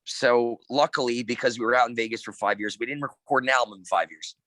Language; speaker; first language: English; native; English